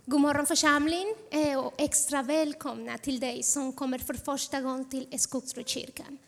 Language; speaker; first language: Swedish; non-native, fluent; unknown